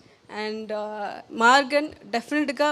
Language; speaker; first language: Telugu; non-native, local second language; Tamil